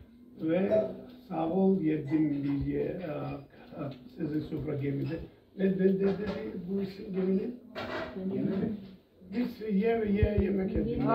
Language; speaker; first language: Turkish; non-native, learner; Georgian